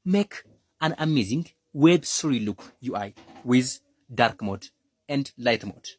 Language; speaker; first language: English; non-native, local second language; Amharic